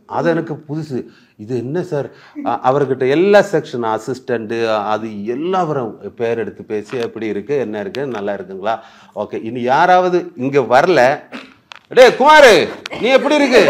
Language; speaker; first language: Tamil; non-native, learner; Malayalam